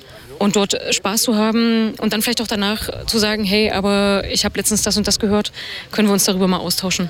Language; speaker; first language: German; native; German